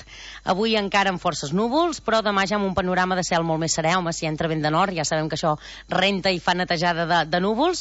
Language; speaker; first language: Catalan; native; Catalan